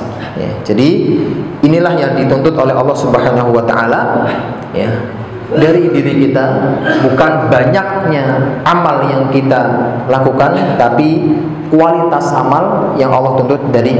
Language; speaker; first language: Indonesian; native; Indonesian